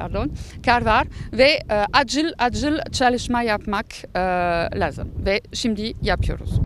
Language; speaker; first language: Turkish; non-native, learner; French